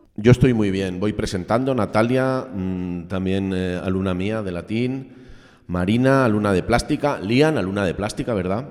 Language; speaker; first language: Spanish; native; Spanish